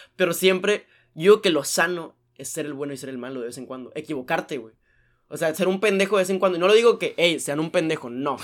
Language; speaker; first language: Spanish; native; Spanish